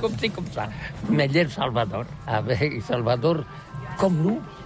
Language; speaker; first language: French; non-native, learner; Catalan